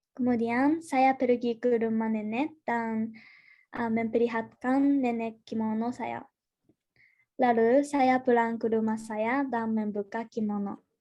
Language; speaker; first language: Indonesian; non-native, learner; Japanese